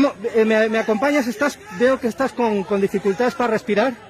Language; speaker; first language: Spanish; native; Spanish